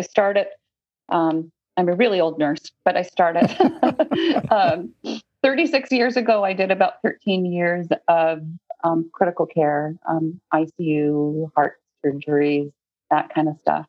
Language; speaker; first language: English; native; English